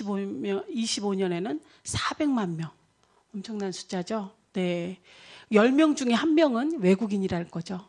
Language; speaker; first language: Korean; native; Korean